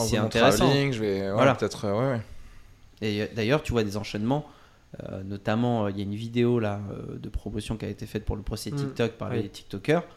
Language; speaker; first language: French; native; French